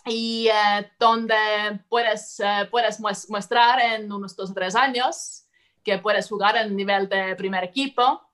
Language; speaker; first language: Spanish; non-native, fluent; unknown